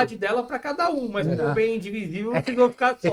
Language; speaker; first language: Portuguese; native; Portuguese